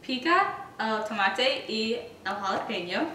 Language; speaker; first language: Spanish; non-native, learner; English